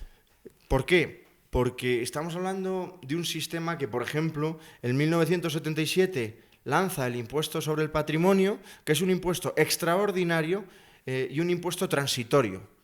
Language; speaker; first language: Spanish; native; Spanish